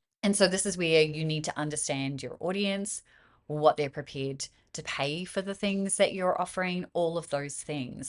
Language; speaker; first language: English; native; English